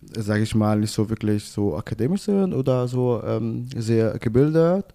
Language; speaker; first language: German; non-native, fluent; Arabic